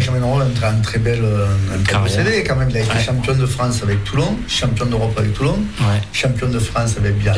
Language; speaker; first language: French; native; French